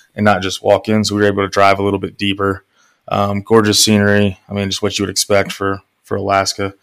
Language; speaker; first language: English; native; English